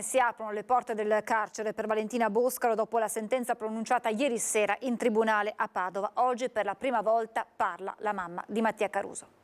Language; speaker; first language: Italian; native; Italian